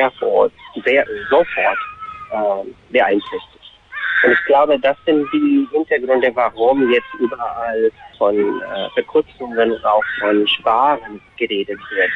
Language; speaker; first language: German; non-native, fluent; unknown